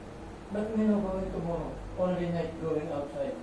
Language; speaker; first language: English; non-native, learner; Filipino